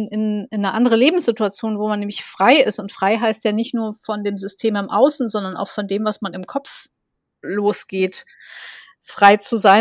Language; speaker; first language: German; native; German